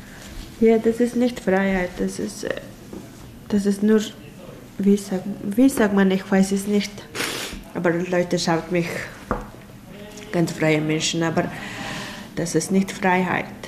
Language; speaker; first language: German; non-native, learner; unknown